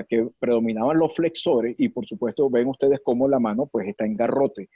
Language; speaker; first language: Spanish; native; Spanish